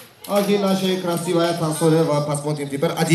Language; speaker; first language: Russian; non-native, learner; Turkish